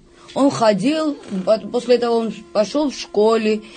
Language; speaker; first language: Russian; non-native, fluent; Georgian